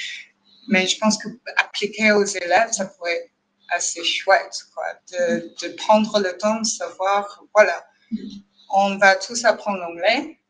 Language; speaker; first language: French; non-native, fluent; English